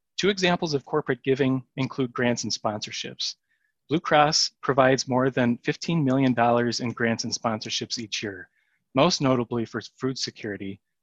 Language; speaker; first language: English; native; English